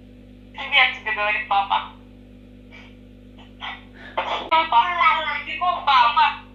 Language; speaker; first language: Russian; native; Russian